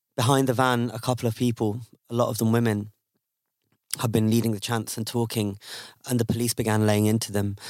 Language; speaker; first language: English; native; English